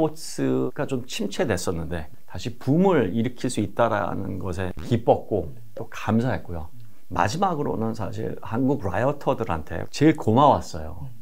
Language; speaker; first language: Korean; native; Korean